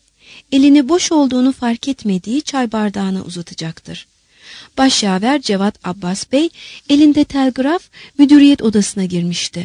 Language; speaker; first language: Turkish; native; Turkish